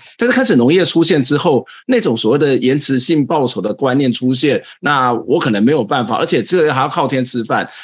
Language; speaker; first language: Chinese; native; Chinese